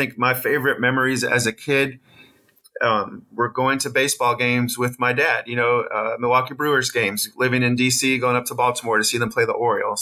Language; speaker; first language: English; native; English